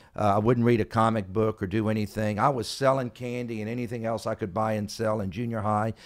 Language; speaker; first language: English; native; English